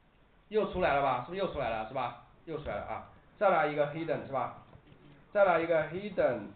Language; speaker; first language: Chinese; native; Chinese